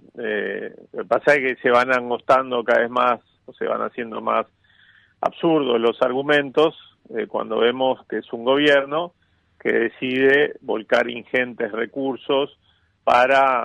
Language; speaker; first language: Spanish; native; Spanish